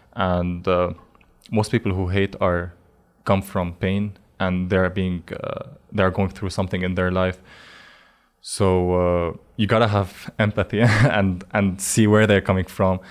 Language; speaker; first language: English; non-native, fluent; Arabic